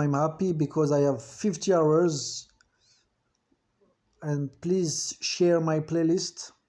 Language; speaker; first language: English; non-native, fluent; French